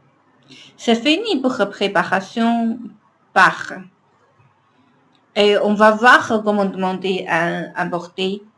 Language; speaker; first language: French; non-native, learner; Chinese